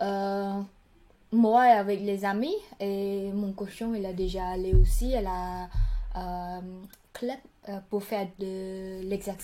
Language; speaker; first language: French; non-native, learner; Khmer